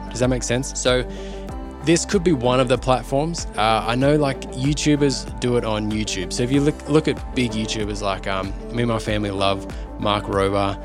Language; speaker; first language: English; native; English